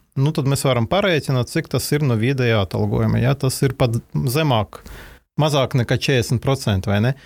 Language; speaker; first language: Latvian; non-native, local second language; Russian